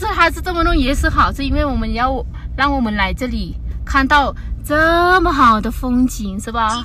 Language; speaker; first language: Chinese; non-native, fluent; Lao